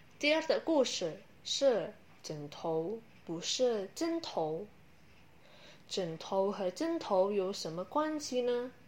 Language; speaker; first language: Chinese; non-native, learner; Indonesian